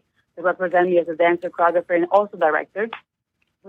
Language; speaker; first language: English; non-native, fluent; Italian